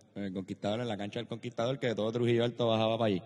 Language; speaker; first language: Spanish; native; Spanish